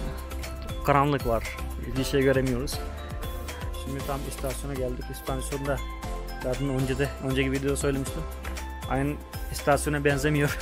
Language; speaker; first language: Turkish; non-native, fluent; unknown